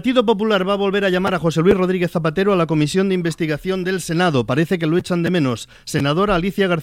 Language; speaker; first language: Spanish; native; Spanish